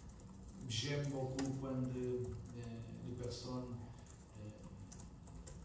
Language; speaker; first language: French; non-native, fluent; Portuguese